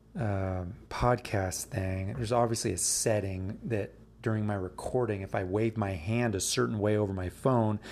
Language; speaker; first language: English; native; English